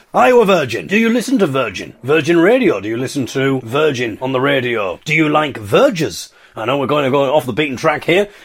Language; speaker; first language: English; native; English